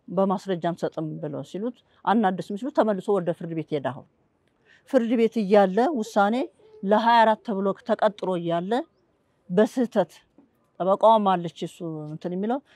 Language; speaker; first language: Amharic; native; Amharic